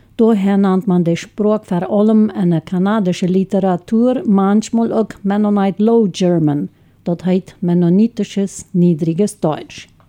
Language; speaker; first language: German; non-native, local second language; Low German